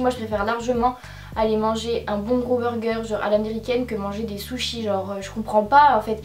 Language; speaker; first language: French; native; French